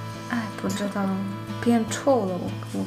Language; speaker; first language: Chinese; non-native, fluent; Russian